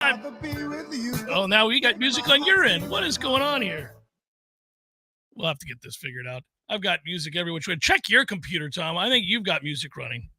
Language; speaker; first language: English; native; English